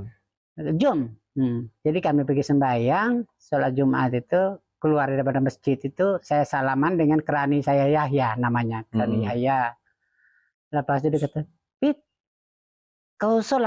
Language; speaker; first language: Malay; non-native, fluent; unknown